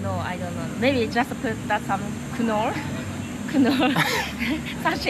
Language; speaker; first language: English; non-native, learner; Japanese